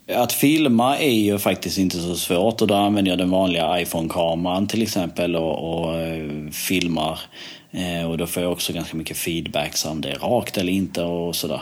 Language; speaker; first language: Swedish; native; Swedish